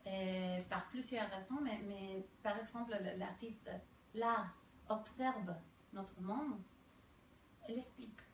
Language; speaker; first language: French; non-native, fluent; Spanish